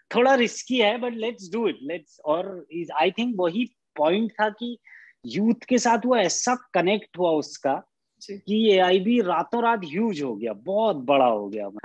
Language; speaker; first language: Hindi; native; Hindi